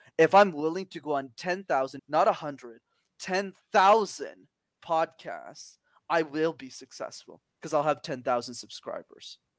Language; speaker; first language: English; early bilingual, other home language; Tamil